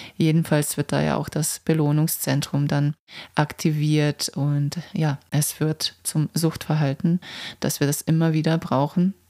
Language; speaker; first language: German; non-native, fluent; Croatian